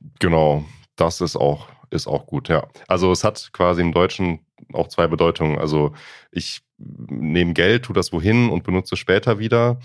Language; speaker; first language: German; native; German